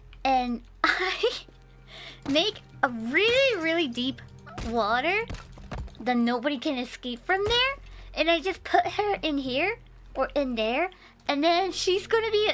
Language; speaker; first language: English; non-native, fluent; Japanese